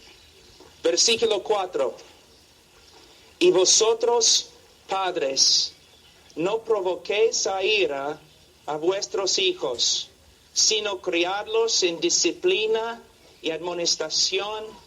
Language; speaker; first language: Spanish; non-native, fluent; English